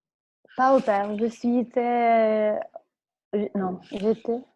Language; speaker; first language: French; non-native, fluent; Spanish